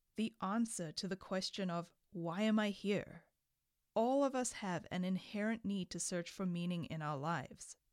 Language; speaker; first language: English; native; English